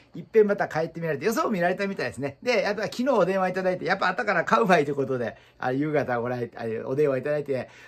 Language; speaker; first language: Japanese; native; Japanese